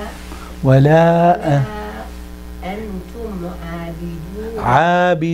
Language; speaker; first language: Arabic; non-native, learner; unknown